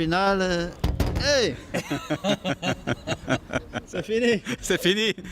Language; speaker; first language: French; non-native, fluent; Portuguese